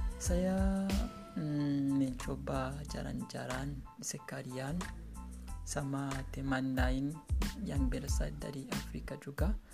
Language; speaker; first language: Indonesian; non-native, learner; Kinyarwanda